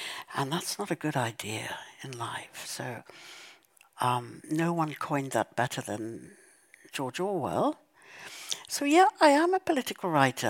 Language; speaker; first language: English; native; English